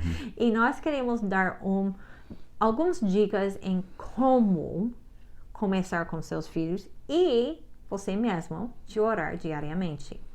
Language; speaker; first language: Portuguese; non-native, learner; English